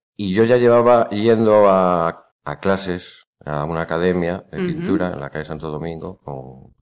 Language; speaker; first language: Spanish; native; Spanish